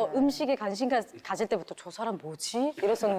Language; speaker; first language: Korean; native; Korean